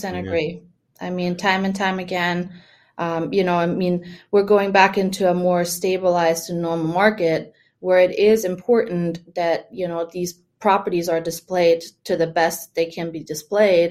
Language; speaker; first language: English; non-native, fluent; German